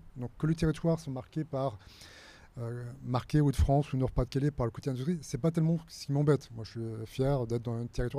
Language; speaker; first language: French; native; French